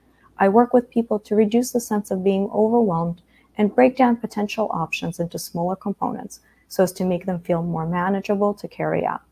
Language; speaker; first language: English; early bilingual, other home language; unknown